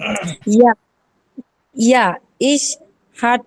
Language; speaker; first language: German; non-native, learner; Bangla